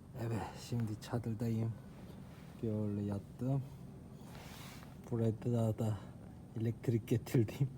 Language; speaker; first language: Turkish; non-native, learner; Korean